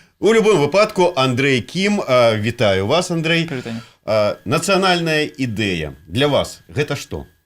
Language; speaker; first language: Belarusian; native; Belarusian